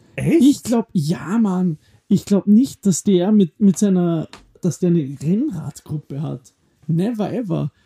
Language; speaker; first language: German; native; German